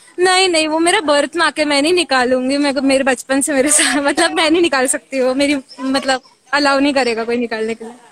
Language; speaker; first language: Hindi; non-native, local second language; Tamil